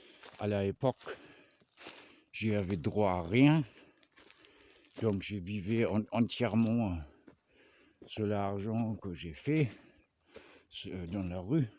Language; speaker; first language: French; non-native, fluent; German